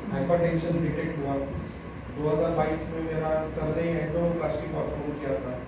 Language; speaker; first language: Hindi; non-native, local second language; Marathi